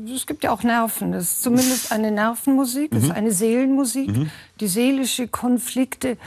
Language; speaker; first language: German; native; German